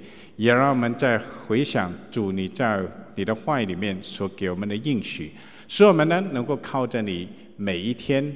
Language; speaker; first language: Chinese; native; Chinese